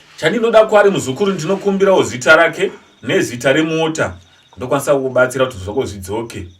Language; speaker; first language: Shona; non-native, local second language; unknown